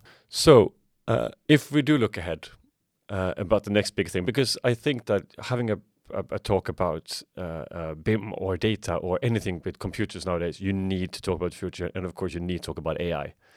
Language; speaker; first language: English; non-native, fluent; Swedish